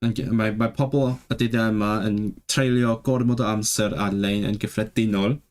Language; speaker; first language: Welsh; non-native, learner; Cantonese